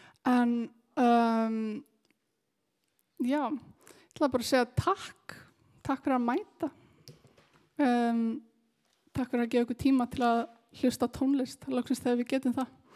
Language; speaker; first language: Icelandic; native; Icelandic